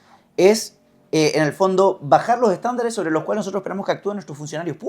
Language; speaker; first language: Spanish; native; Spanish